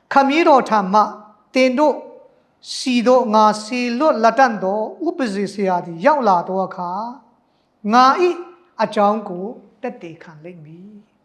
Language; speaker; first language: Burmese; non-native, local second language; Hakha Chin